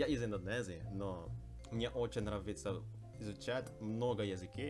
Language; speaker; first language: Russian; non-native, learner; Indonesian